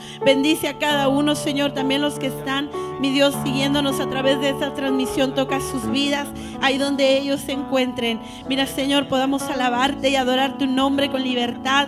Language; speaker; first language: Spanish; native; Spanish